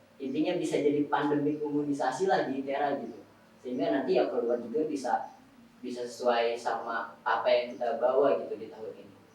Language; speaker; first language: Indonesian; native; Indonesian